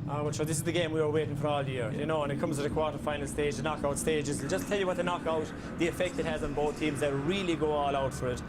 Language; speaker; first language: English; native; English